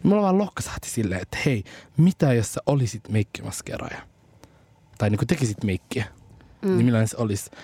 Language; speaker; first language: Finnish; early bilingual, other home language; Somali